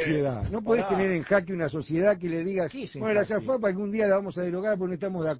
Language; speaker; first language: Spanish; native; Spanish